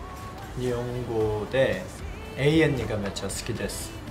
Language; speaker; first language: Japanese; non-native, fluent; Korean